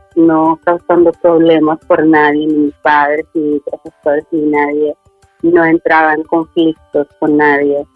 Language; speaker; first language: Spanish; early bilingual, other home language; Swedish